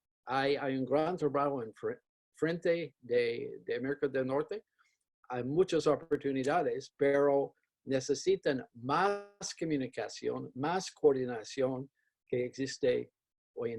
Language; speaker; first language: Spanish; non-native, fluent; English